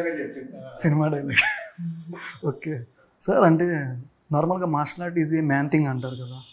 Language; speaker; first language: Telugu; native; Telugu